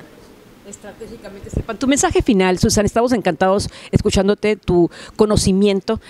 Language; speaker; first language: Spanish; native; Spanish